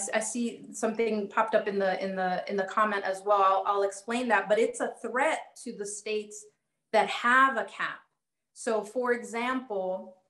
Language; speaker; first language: English; native; English